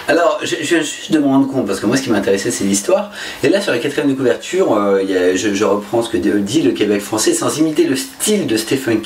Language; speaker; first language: French; native; French